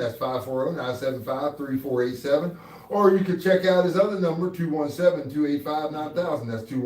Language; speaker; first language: English; native; English